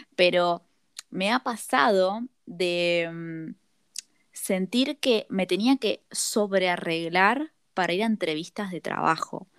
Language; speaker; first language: Spanish; native; Spanish